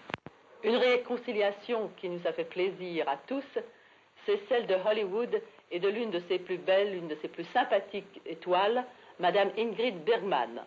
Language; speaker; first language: French; native; French